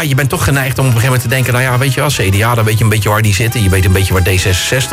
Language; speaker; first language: Dutch; native; Dutch